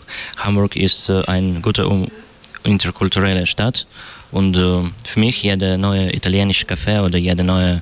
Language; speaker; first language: German; non-native, learner; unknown